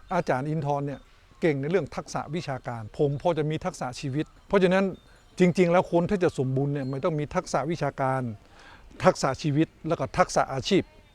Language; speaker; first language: Thai; native; Thai